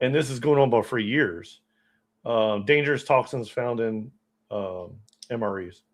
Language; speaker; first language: English; native; English